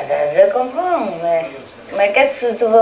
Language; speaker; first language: French; non-native, learner; Vietnamese